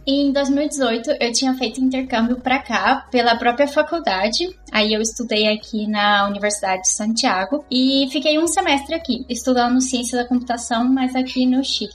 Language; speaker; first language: Portuguese; native; Portuguese